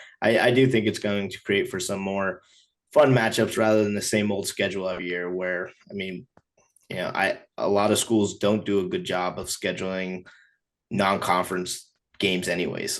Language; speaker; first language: English; native; English